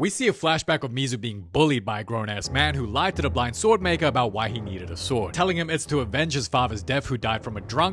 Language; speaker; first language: English; native; English